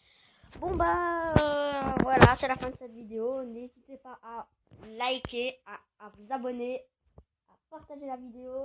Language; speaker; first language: French; native; French